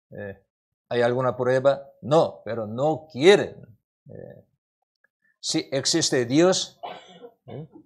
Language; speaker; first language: Spanish; non-native, learner; Korean